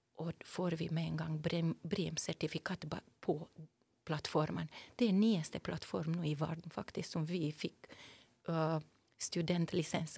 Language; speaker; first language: Norwegian; non-native, fluent; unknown